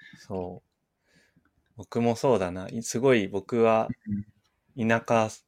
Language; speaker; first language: Japanese; native; Japanese